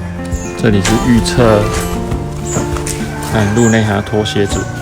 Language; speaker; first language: Chinese; native; Chinese